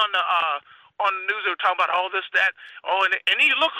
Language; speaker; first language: English; native; English